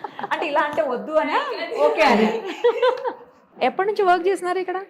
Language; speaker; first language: Telugu; native; Telugu